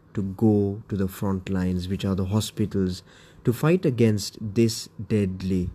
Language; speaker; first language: English; non-native, local second language; Tamil